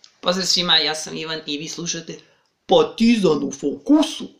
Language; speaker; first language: Serbian; native; Serbian